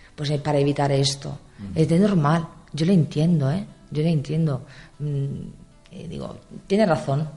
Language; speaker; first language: Spanish; non-native, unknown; Italian